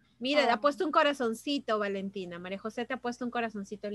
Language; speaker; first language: Spanish; native; Spanish